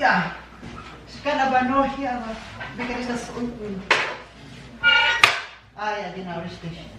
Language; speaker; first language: German; non-native, learner; Filipino